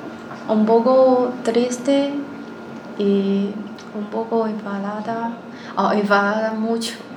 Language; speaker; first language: Spanish; non-native, learner; Chinese